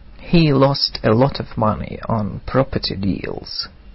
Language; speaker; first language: English; non-native, fluent; Russian